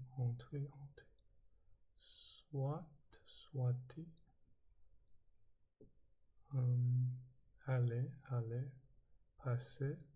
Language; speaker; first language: French; non-native, learner; English